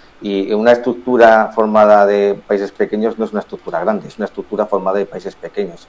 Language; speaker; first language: Spanish; native; Spanish